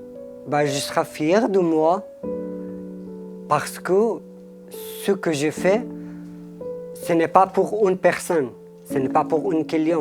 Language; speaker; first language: French; non-native, fluent; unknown